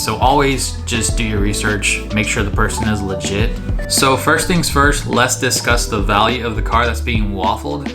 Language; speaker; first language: English; native; English